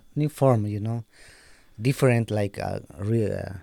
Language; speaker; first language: English; non-native, learner; Spanish